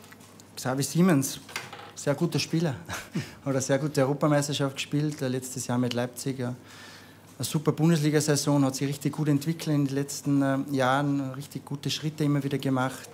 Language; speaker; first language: German; native; German